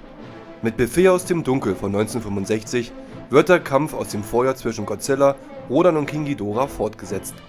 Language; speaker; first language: German; native; German